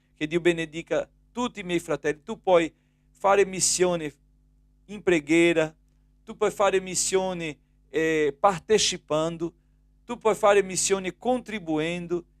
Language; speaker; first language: Italian; non-native, fluent; Portuguese